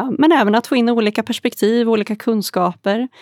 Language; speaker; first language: Swedish; native; Swedish